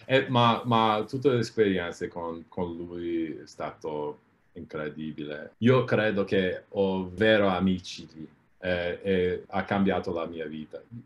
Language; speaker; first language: Italian; non-native, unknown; English